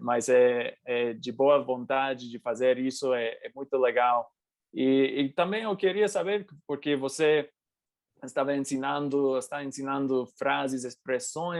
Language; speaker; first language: Portuguese; non-native, fluent; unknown